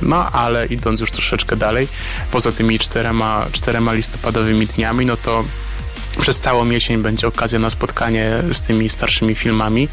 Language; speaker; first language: Polish; native; Polish